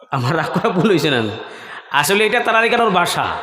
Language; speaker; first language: Bangla; non-native, local second language; Sylheti